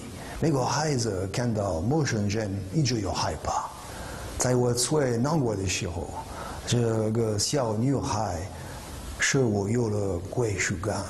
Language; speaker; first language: Chinese; non-native, learner; French